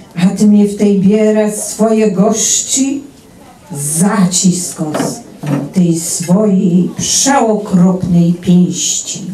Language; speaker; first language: Polish; native; Polish